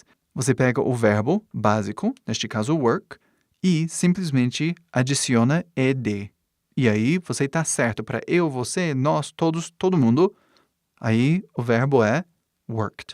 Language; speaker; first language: Portuguese; non-native, fluent; English